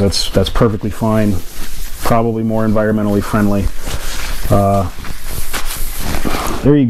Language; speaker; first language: English; native; English